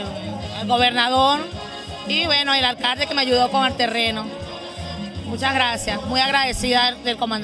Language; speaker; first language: Spanish; native; Spanish